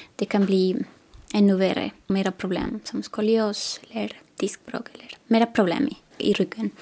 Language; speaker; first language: Swedish; non-native, fluent; Spanish